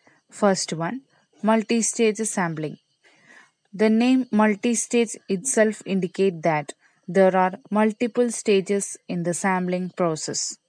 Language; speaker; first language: English; non-native, local second language; Malayalam